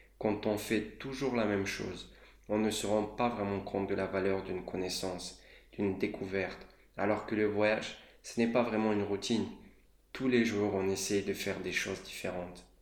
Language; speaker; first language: French; non-native, fluent; Romanian